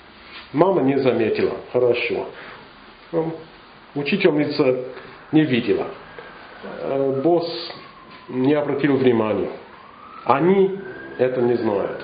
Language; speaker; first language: Russian; non-native, learner; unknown